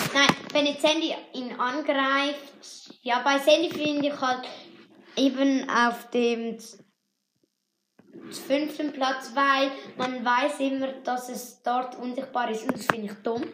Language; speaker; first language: German; native; German